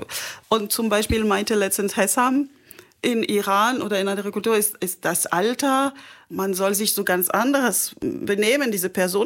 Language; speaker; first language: German; non-native, fluent; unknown